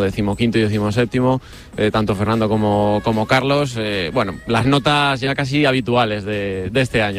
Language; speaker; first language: Spanish; native; Spanish